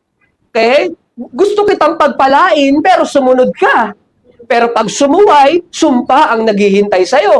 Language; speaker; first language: Filipino; native; Filipino